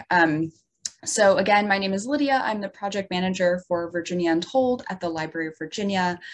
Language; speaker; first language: English; native; English